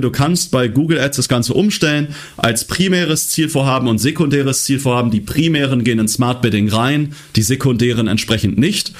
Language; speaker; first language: German; native; German